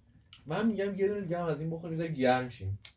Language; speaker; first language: Persian; native; Persian